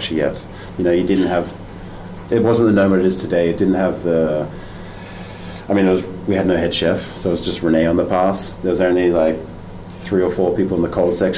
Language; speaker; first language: English; native; English